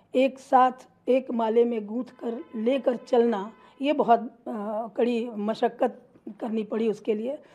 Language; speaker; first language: Hindi; native; Hindi